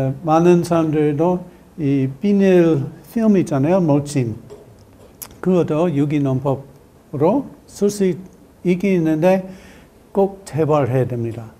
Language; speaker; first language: Korean; non-native, learner; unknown